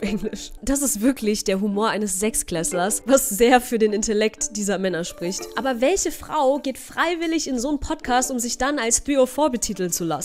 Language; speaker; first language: German; native; German